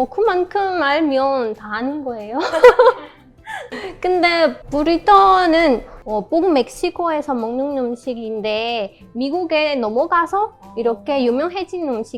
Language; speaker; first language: Korean; non-native, fluent; Spanish